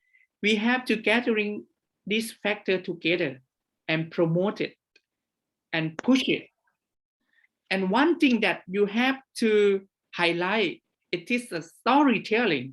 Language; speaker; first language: English; non-native, fluent; Thai